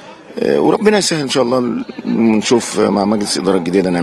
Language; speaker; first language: Arabic; native; Arabic